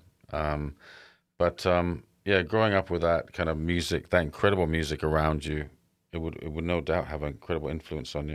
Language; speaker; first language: English; native; English